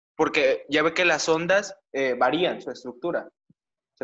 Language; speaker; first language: Spanish; native; Spanish